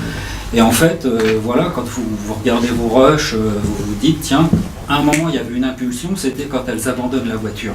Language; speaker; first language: French; native; French